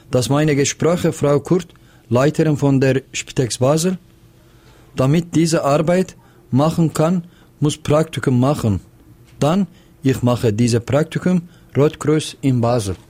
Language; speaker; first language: German; non-native, learner; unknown